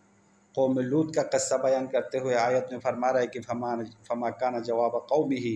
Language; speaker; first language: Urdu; non-native, local second language; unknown